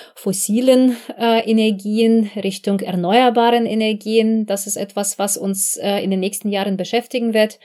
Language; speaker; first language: German; non-native, fluent; Russian